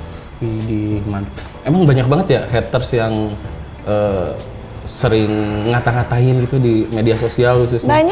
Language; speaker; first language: Indonesian; native; Indonesian